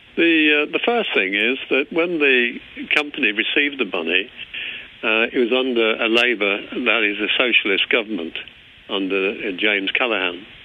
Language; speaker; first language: English; native; English